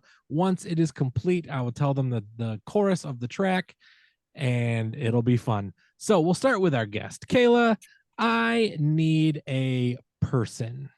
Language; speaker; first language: English; native; English